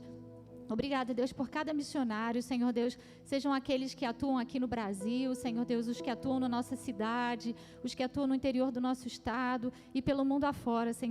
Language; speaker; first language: Portuguese; native; Portuguese